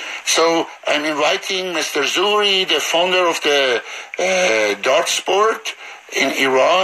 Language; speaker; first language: English; non-native, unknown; Persian